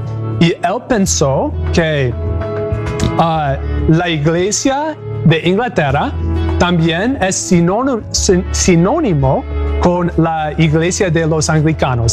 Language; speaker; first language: Spanish; non-native, learner; English